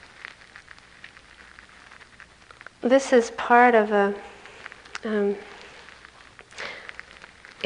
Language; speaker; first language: English; native; English